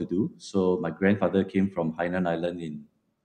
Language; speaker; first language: English; non-native, local second language; Min Nan Chinese